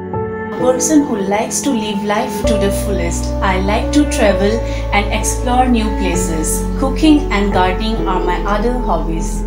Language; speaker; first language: English; non-native, local second language; Assamese